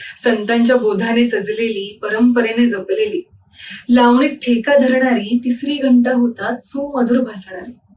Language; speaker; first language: Marathi; native; Marathi